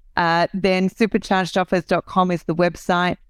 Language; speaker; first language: English; native; English